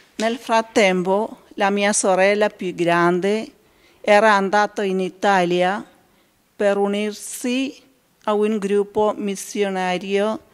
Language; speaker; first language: Italian; non-native, learner; Malayalam